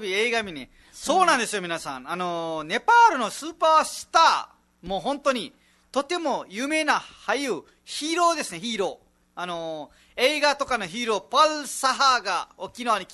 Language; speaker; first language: Japanese; non-native, fluent; Nepali